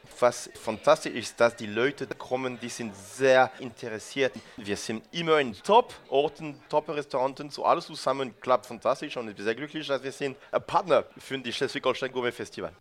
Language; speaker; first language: German; non-native, learner; French